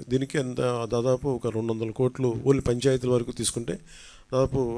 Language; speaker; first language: Telugu; native; Telugu